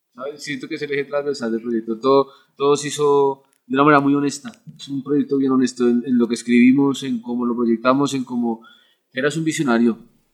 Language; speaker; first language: Spanish; native; Spanish